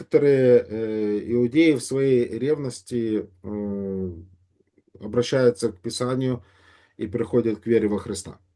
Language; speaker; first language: Russian; native; Russian